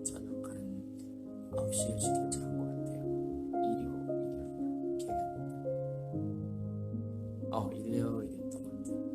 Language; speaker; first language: Korean; native; Korean